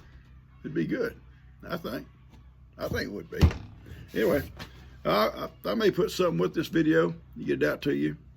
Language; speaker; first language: English; native; English